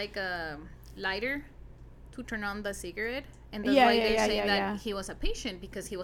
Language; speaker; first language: English; non-native, fluent; Spanish